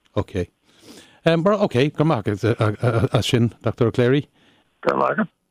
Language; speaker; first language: Irish; non-native, local second language; English